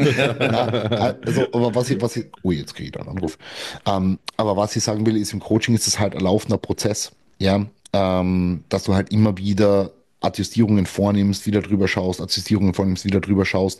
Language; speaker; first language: German; native; German